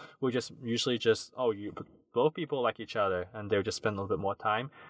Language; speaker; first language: English; non-native, local second language; Cantonese